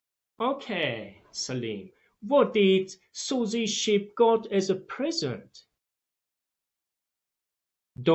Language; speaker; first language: English; non-native, fluent; Tajik